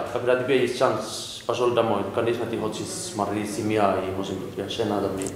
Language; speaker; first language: Russian; non-native, learner; Finnish